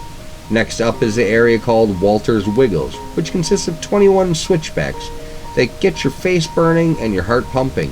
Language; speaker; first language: English; native; English